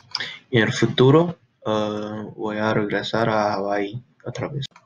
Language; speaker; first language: Spanish; non-native, learner; English